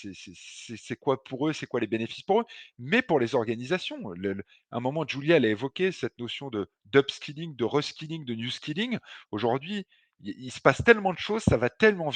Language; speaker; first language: French; native; French